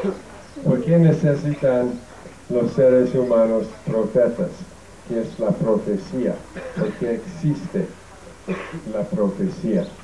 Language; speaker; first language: Spanish; non-native, fluent; English